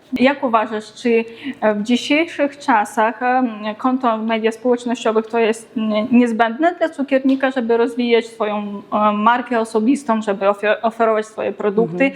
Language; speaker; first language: Polish; native; Polish